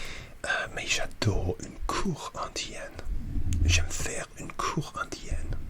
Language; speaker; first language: French; non-native, learner; English